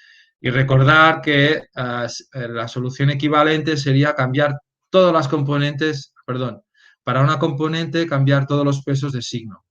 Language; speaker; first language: Spanish; native; Spanish